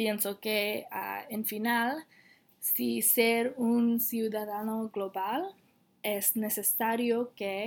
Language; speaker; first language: Spanish; non-native, learner; English